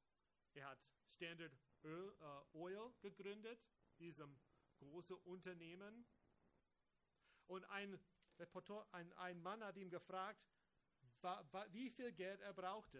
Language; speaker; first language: German; non-native, fluent; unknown